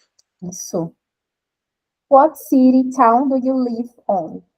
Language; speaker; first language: English; non-native, fluent; Portuguese